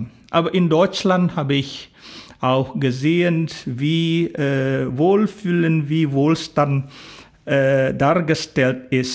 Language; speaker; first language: German; non-native, fluent; Indonesian